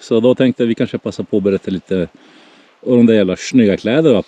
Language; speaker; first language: Swedish; native; Swedish